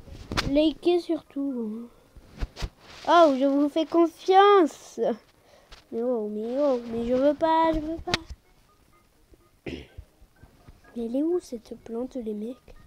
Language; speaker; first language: French; native; French